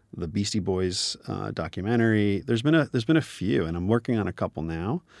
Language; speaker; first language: English; native; English